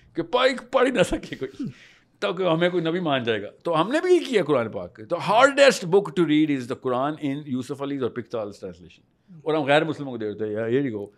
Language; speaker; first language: Urdu; native; Urdu